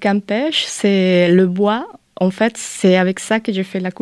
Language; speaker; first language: French; non-native, fluent; Spanish